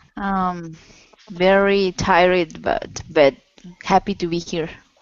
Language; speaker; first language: English; non-native, learner; Spanish